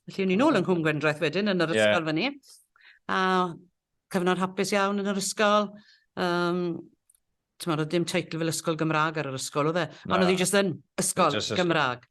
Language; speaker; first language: Welsh; native; Welsh